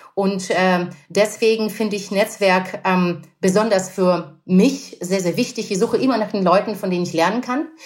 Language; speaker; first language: German; non-native, fluent; Russian